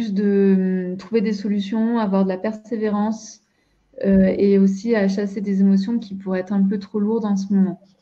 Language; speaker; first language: French; native; French